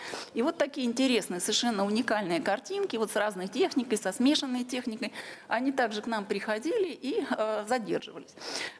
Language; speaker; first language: Russian; native; Russian